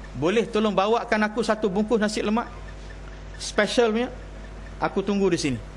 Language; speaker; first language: Malay; native; Malay